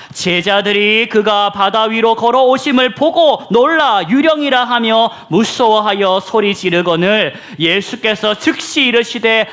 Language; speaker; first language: Korean; native; Korean